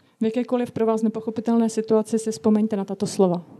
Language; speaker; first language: Czech; non-native, learner; Russian